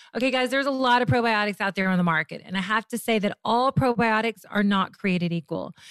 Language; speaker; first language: English; native; English